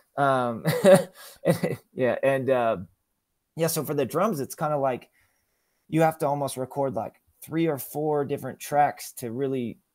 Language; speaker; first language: English; native; English